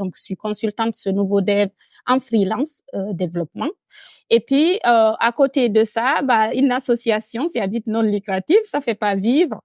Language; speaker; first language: French; non-native, local second language; Fula